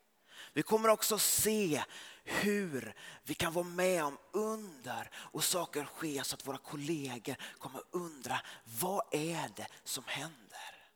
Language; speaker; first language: Swedish; early bilingual, heritage; Swedish